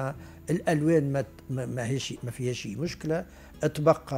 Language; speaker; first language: Arabic; native; Arabic